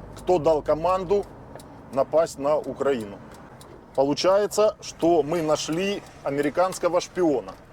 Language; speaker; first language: Russian; non-native, local second language; Ukrainian